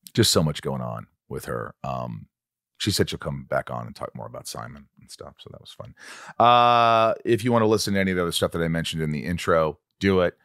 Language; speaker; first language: English; native; English